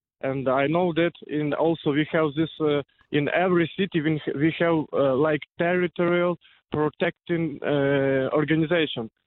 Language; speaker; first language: English; non-native, learner; Ukrainian